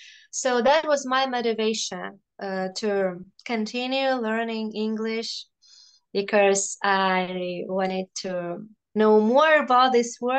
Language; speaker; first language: English; non-native, fluent; Russian